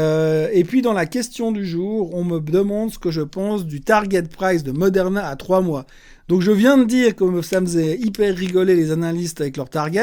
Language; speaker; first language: French; native; French